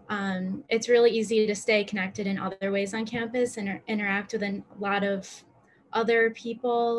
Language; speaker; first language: English; native; English